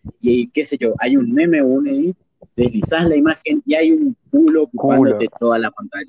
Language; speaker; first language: Spanish; native; Spanish